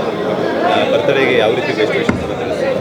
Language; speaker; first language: Kannada; native; Kannada